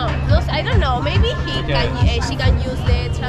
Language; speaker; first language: English; non-native, learner; Spanish